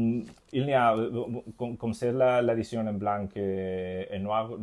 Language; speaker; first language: French; non-native, learner; Spanish